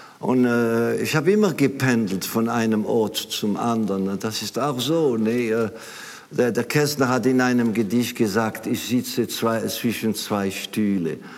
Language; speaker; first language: German; non-native, local second language; Swiss German